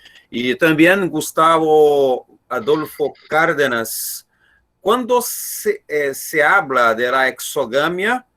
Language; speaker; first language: Spanish; non-native, learner; Portuguese